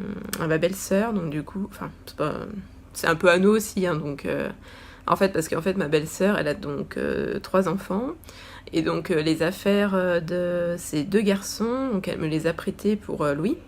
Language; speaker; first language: French; native; French